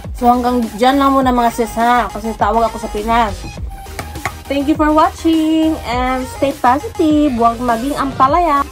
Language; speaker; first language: Filipino; non-native, local second language; Waray